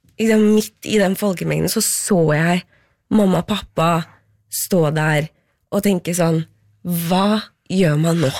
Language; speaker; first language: Norwegian; early bilingual, other home language; Persian